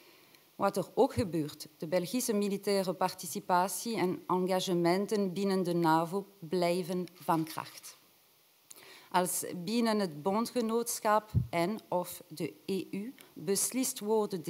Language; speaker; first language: Dutch; non-native, local second language; French